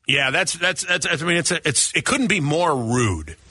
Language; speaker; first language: English; native; English